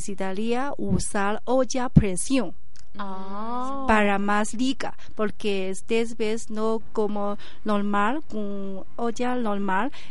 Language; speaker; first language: Spanish; non-native, learner; Chinese